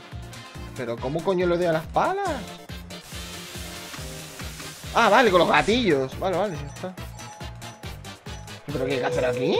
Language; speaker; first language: Spanish; native; Spanish